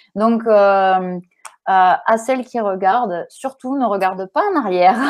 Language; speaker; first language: French; native; French